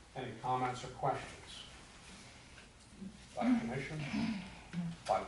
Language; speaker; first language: English; native; English